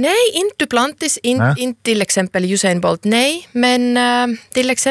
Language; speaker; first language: Swedish; non-native, local second language; Finnish